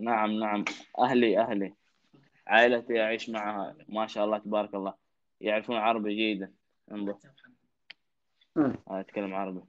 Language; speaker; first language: Arabic; non-native, learner; Somali